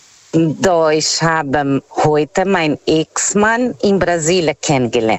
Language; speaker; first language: German; non-native, fluent; Portuguese